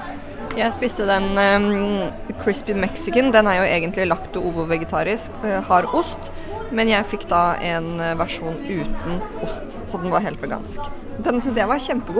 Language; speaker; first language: Norwegian; native; Norwegian